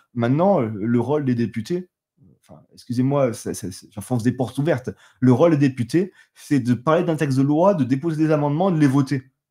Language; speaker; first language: French; native; French